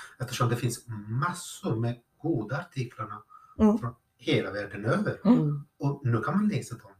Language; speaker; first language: Swedish; non-native, fluent; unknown